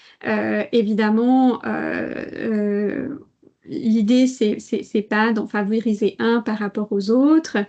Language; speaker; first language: French; native; French